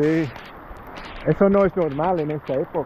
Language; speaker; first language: Spanish; non-native, learner; English